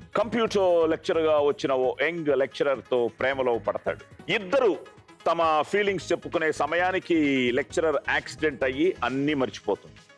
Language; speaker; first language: Telugu; native; Telugu